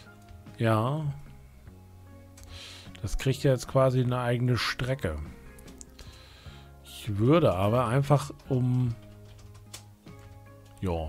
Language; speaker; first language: German; native; German